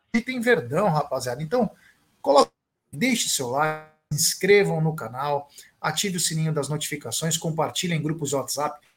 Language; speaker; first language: Portuguese; native; Portuguese